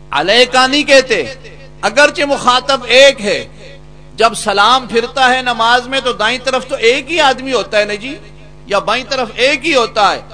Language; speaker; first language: Urdu; non-native, local second language; Punjabi